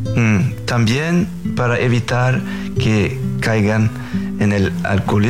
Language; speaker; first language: Spanish; non-native, fluent; Faroese